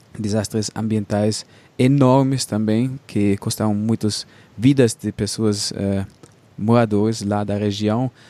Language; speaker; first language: Portuguese; non-native, fluent; German